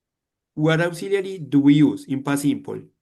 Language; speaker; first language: English; non-native, fluent; Spanish